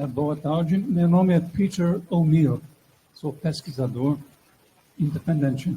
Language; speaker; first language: Portuguese; non-native, fluent; English